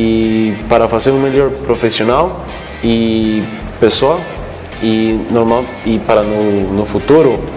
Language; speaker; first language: Portuguese; non-native, fluent; Spanish